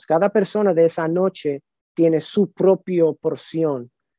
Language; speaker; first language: Spanish; early bilingual, heritage; Spanish